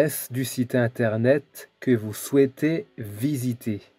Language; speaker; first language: French; native; French